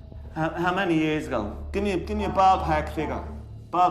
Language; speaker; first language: English; native; English